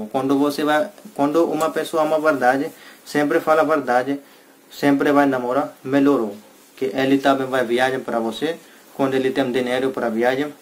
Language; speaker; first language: Portuguese; non-native, learner; Hindi